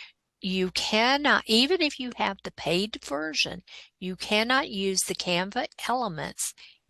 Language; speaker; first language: English; native; English